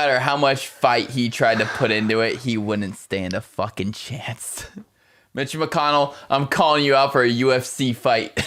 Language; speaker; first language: English; native; English